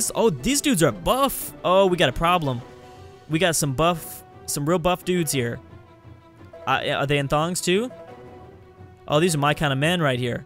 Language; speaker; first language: English; native; English